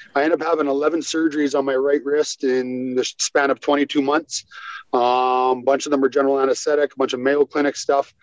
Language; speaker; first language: English; native; English